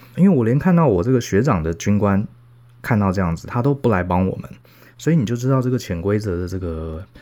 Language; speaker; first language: Chinese; native; Chinese